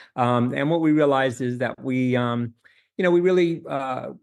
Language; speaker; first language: English; native; English